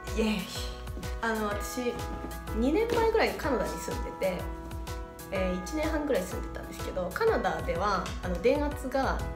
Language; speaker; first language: Japanese; native; Japanese